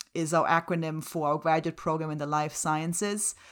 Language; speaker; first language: English; non-native, fluent; German